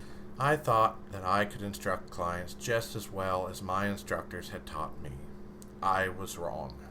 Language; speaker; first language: English; native; English